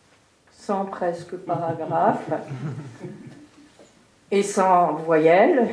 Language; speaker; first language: French; early bilingual, heritage; French